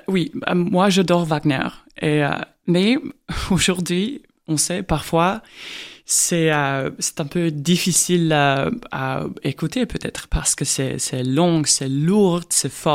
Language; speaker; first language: French; non-native, fluent; Estonian